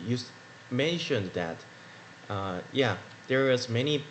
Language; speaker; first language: English; non-native, learner; Korean